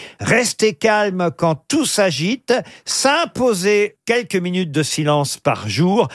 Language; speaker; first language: French; native; French